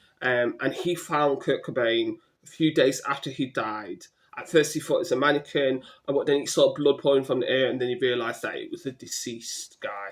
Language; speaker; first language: English; native; English